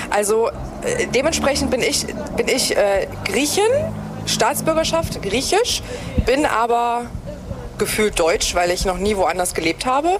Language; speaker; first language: German; early bilingual, other home language; Greek